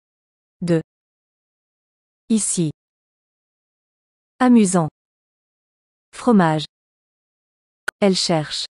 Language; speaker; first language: French; non-native, learner; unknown